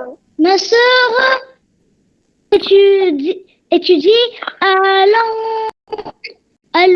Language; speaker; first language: French; non-native, learner; Arabic